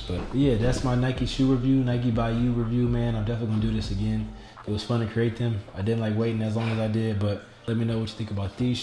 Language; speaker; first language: English; native; English